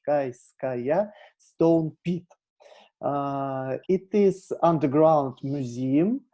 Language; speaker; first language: English; non-native, learner; Russian